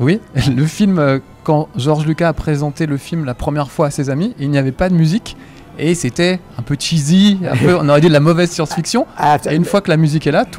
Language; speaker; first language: French; native; French